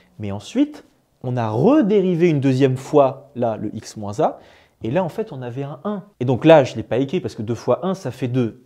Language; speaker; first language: French; native; French